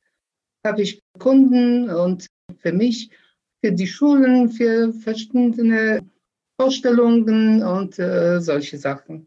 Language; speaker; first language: German; non-native, fluent; Polish